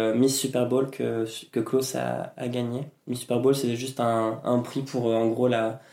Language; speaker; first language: French; native; French